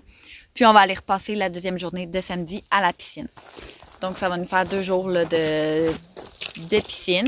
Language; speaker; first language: French; native; French